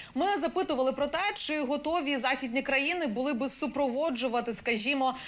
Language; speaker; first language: Ukrainian; native; Ukrainian